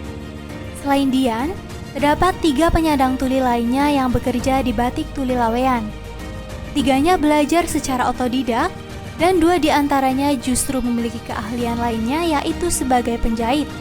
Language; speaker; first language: Indonesian; native; Indonesian